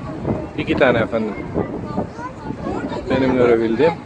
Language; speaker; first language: Turkish; native; Turkish